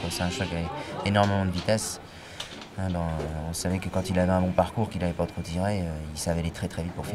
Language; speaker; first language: French; native; French